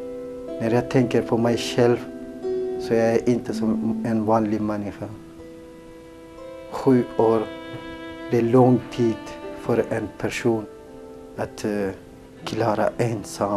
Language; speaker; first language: Swedish; non-native, learner; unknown